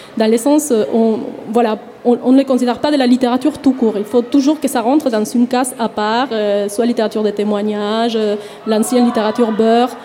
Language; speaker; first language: French; non-native, fluent; Spanish